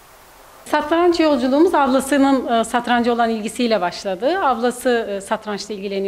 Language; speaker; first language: Turkish; native; Turkish